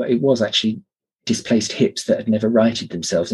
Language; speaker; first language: English; native; English